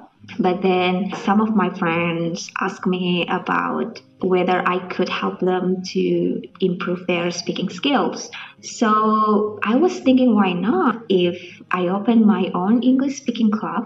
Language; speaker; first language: English; non-native, fluent; Indonesian